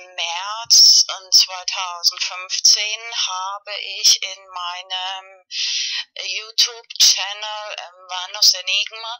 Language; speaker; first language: German; non-native, learner; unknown